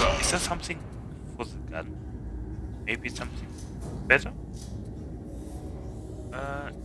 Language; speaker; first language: English; non-native, fluent; German